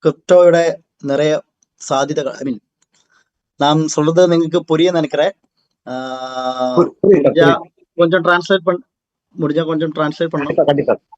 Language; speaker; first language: Tamil; non-native, learner; Malayalam